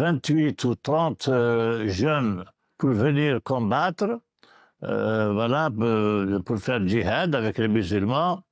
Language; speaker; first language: French; non-native, local second language; Arabic